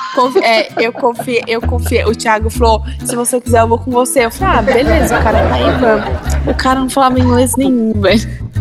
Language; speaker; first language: Portuguese; native; Portuguese